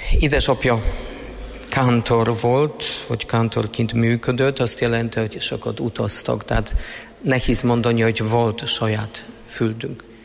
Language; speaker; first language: Hungarian; non-native, fluent; Polish